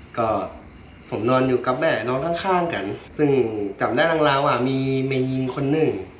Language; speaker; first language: Thai; native; Thai